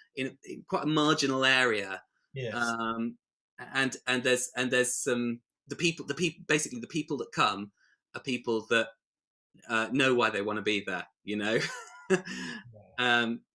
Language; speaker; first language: English; native; English